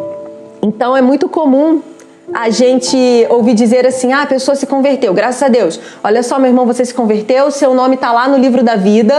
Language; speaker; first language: Portuguese; native; Portuguese